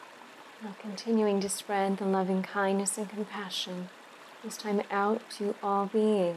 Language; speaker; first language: English; native; English